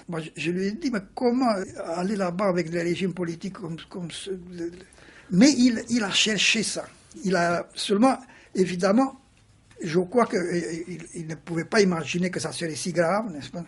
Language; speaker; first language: French; non-native, fluent; Romanian